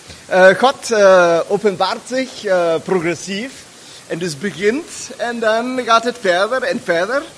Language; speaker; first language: German; non-native, learner; Dutch